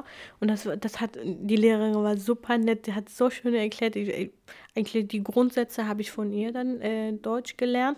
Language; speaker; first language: German; non-native, fluent; Kurdish